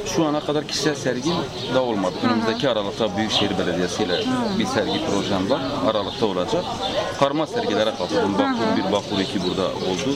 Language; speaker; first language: Turkish; non-native, local second language; Kurdish